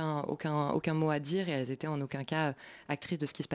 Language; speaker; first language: French; native; French